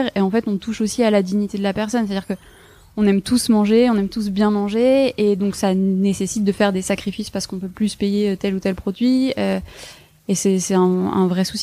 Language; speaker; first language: French; native; French